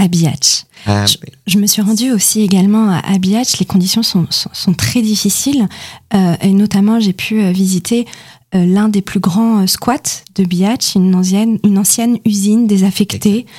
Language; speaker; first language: French; native; French